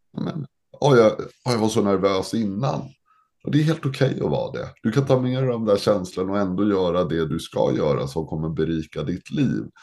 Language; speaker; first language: Swedish; native; Swedish